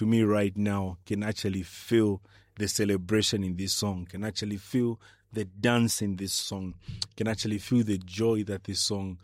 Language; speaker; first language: English; non-native, local second language; Bemba